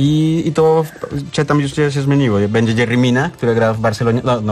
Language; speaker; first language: Polish; non-native, learner; Spanish